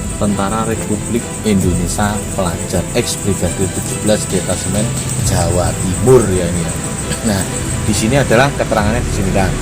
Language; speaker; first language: Indonesian; non-native, local second language; Javanese